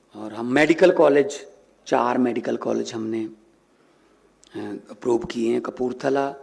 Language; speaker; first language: Hindi; non-native, local second language; Punjabi